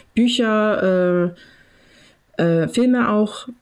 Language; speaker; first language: German; native; German